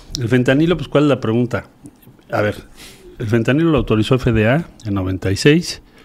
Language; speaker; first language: Spanish; native; Spanish